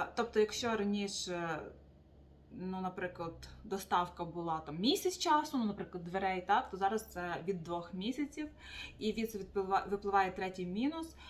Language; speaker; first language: Ukrainian; native; Ukrainian